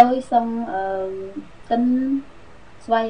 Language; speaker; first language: Vietnamese; non-native, learner; Khmer